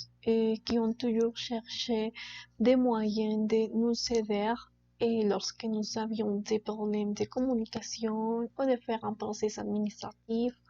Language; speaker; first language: French; non-native, learner; Spanish